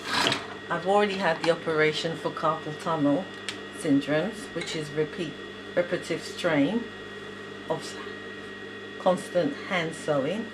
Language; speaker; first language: English; native; English